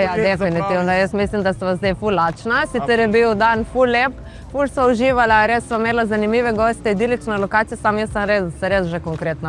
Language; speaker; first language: Slovenian; native; Slovenian